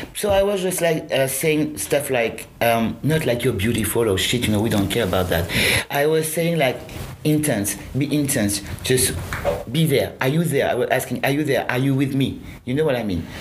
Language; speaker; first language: English; non-native, fluent; French